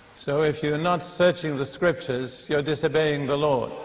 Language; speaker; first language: English; native; English